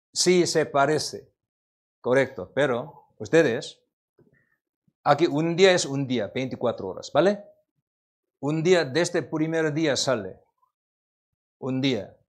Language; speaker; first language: Spanish; non-native, learner; Korean